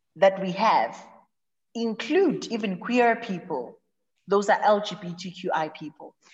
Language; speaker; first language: English; non-native, local second language; Zulu